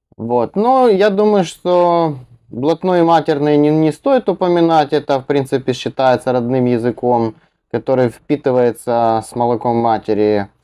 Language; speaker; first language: Russian; native; Russian